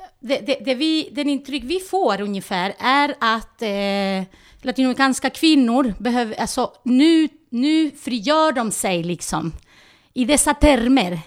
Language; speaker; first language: Swedish; non-native, fluent; Spanish